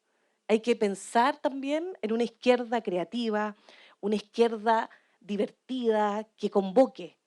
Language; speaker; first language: Spanish; native; Spanish